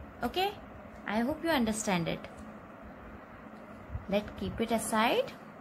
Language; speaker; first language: English; non-native, local second language; Hindi